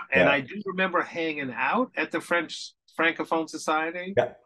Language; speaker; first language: English; native; English